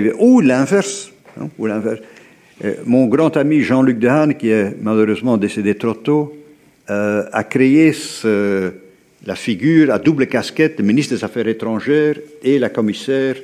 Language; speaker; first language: French; native; French